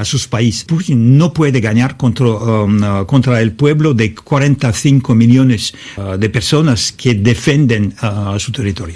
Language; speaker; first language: Spanish; non-native, fluent; Russian